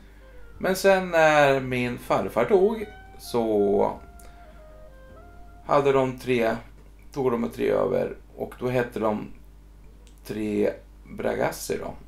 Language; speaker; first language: Swedish; early bilingual, other home language; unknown